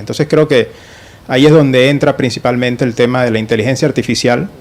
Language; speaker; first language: Spanish; native; Spanish